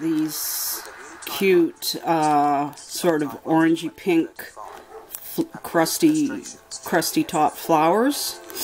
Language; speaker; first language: English; native; English